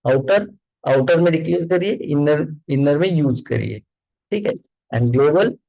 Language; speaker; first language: Hindi; non-native, local second language; Marathi